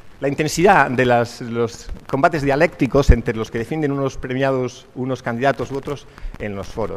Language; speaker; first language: Spanish; native; Spanish